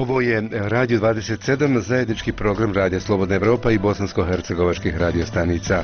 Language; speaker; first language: Croatian; native; Croatian